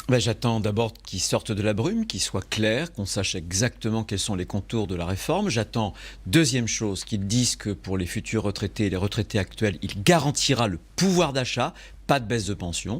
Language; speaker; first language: French; native; French